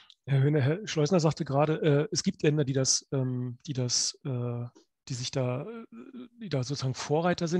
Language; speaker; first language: German; native; German